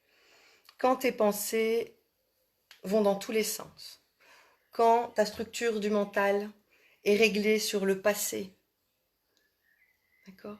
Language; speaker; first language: French; native; French